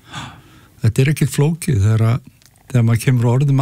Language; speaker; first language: Icelandic; native; Icelandic